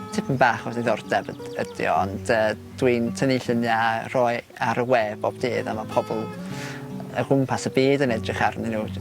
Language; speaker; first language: Welsh; non-native, fluent; English